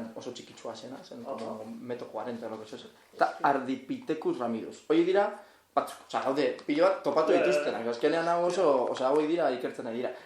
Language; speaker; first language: Basque; non-native, local second language; Spanish